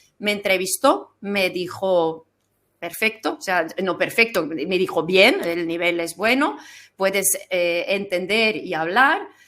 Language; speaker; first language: Spanish; non-native, fluent; German